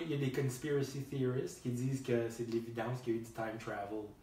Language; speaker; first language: French; native; French